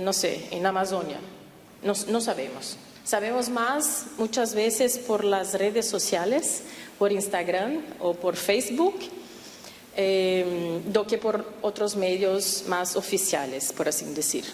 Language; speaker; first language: Spanish; non-native, fluent; Portuguese